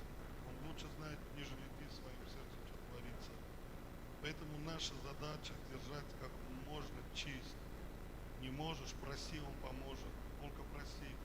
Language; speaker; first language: Russian; non-native, fluent; Armenian